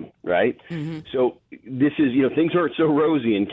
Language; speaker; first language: English; native; English